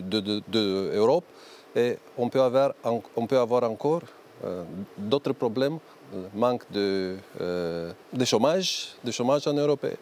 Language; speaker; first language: French; non-native, fluent; Romanian